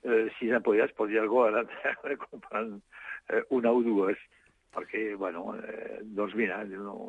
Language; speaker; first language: Catalan; non-native, fluent; French